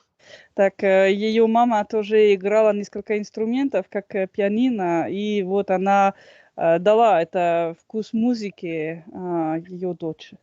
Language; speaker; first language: Russian; non-native, fluent; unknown